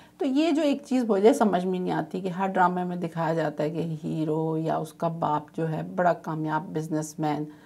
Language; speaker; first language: Urdu; native; Urdu